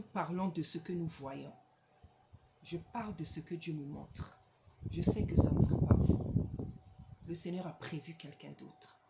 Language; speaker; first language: French; non-native, local second language; Lingala